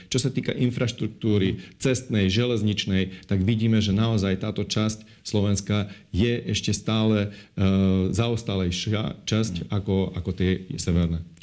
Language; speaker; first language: Slovak; non-native, local second language; Hungarian